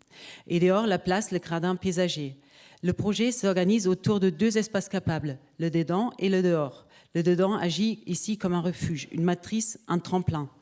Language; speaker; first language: French; native; French